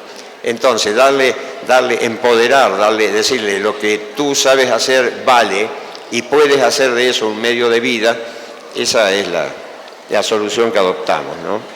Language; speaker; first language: Spanish; non-native, fluent; Portuguese